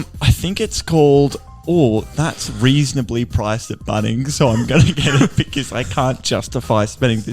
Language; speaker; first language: English; native; English